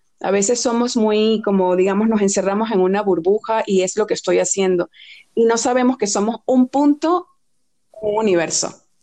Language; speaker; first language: Spanish; native; Spanish